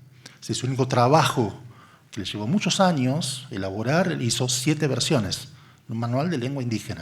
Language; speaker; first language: Spanish; native; Spanish